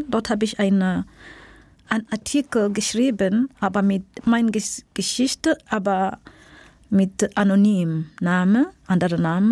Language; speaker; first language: German; non-native, learner; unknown